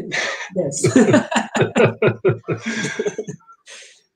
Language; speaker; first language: English; non-native, learner; Turkish